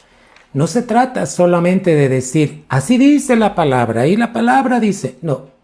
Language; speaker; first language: Spanish; native; Spanish